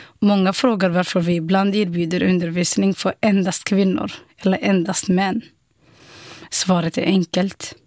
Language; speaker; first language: Swedish; non-native, fluent; Somali